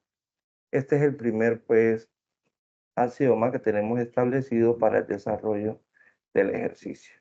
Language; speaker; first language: Spanish; native; Spanish